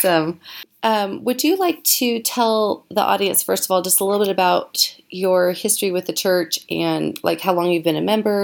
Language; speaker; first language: English; native; English